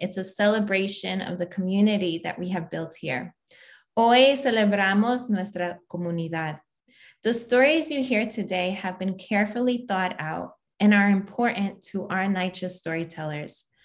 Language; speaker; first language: English; native; English